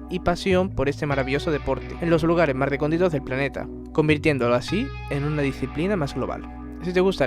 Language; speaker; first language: Spanish; native; Spanish